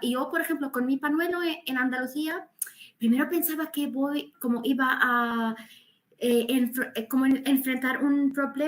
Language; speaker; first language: Spanish; non-native, fluent; Arabic